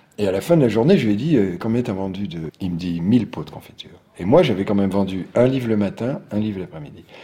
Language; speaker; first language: French; native; French